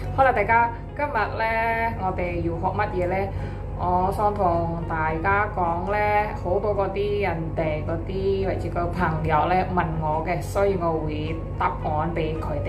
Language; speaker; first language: Cantonese; non-native, learner; Indonesian